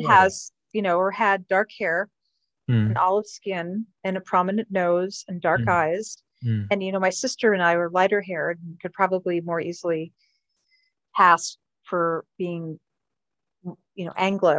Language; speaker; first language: English; native; English